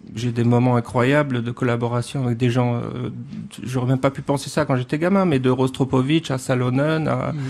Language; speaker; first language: French; native; French